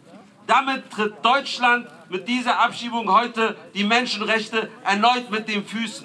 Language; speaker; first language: German; native; German